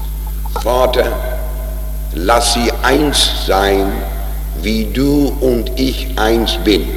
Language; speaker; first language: German; non-native, fluent; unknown